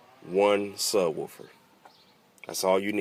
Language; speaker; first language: English; native; English